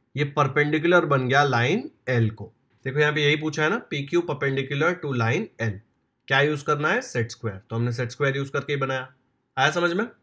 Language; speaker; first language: Hindi; non-native, local second language; Marathi